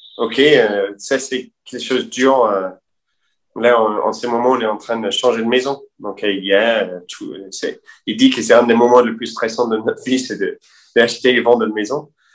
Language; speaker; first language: French; non-native, fluent; English